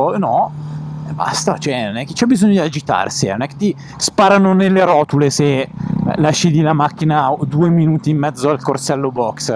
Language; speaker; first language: Italian; native; Italian